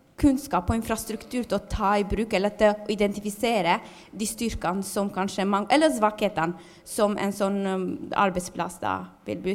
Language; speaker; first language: Norwegian; non-native, fluent; Albanian